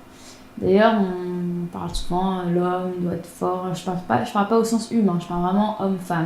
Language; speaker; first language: French; native; French